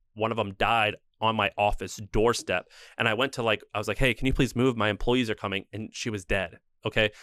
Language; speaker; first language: English; native; English